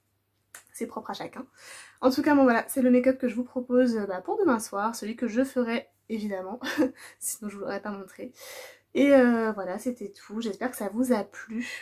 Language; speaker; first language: French; native; French